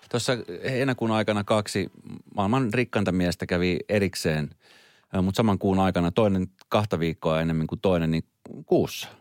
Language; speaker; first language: Finnish; native; Finnish